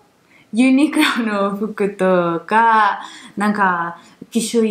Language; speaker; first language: Japanese; non-native, fluent; Italian